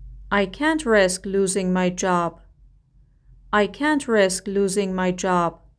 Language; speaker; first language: English; non-native, fluent; Persian